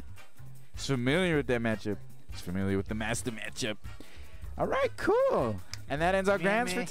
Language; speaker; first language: English; native; English